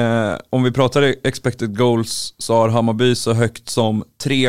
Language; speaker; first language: Swedish; native; Swedish